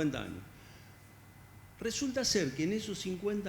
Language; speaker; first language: Spanish; native; Spanish